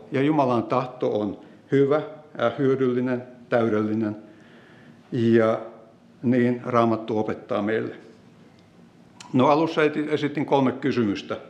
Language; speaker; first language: Finnish; native; Finnish